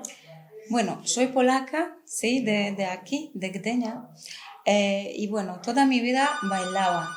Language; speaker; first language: Spanish; non-native, fluent; Polish